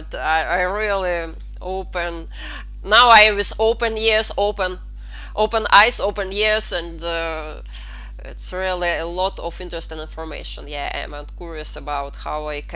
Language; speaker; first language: English; non-native, fluent; Russian